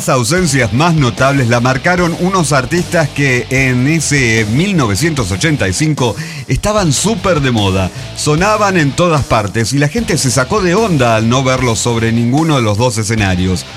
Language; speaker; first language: Spanish; native; Spanish